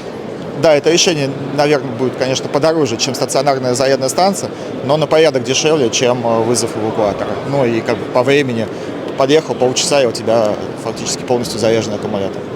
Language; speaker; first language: Russian; native; Russian